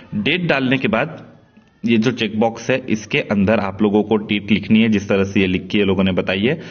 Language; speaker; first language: Hindi; non-native, local second language; Marathi